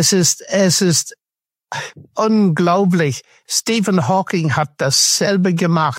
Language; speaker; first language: German; non-native, fluent; English